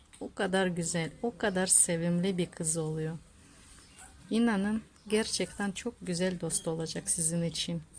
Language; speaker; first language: Turkish; non-native, learner; Russian